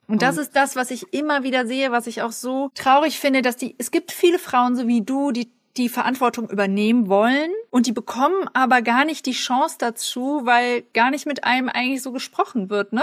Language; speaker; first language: German; native; German